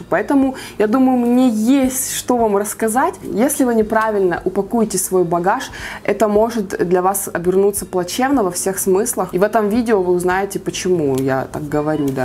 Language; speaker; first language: Russian; native; Russian